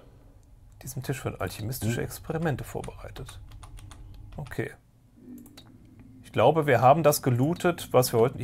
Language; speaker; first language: German; native; German